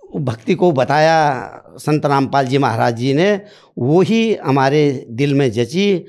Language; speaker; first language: Hindi; native; Hindi